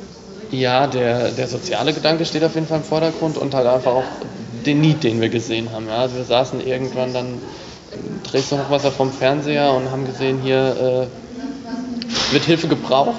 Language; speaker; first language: German; native; German